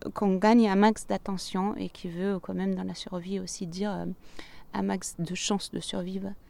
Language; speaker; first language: French; non-native, fluent; German